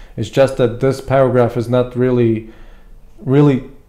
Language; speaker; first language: English; non-native, fluent; Latvian